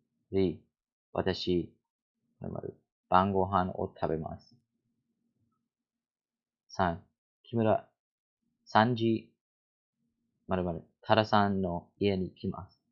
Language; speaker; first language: Japanese; non-native, learner; English